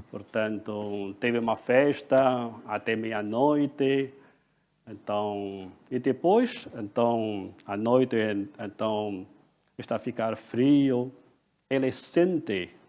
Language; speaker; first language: Portuguese; non-native, fluent; Chinese